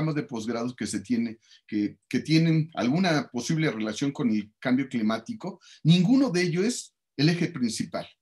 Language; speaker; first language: Spanish; native; Spanish